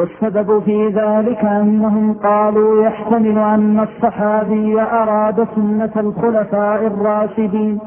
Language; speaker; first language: Arabic; native; Arabic